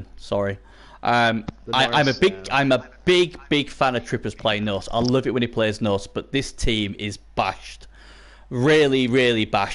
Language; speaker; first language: English; native; English